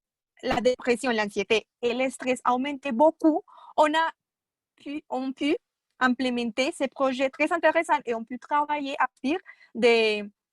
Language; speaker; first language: French; non-native, fluent; Spanish